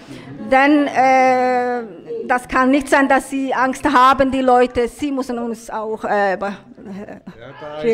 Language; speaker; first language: German; non-native, learner; Somali